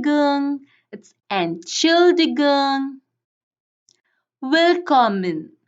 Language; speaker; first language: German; non-native, fluent; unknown